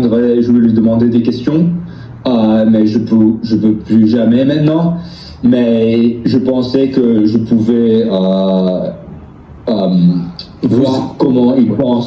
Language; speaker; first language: French; non-native, learner; English